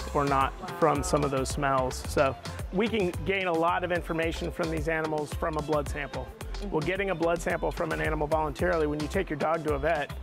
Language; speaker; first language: English; native; English